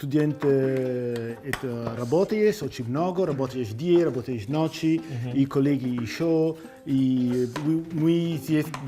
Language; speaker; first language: Russian; non-native, learner; Italian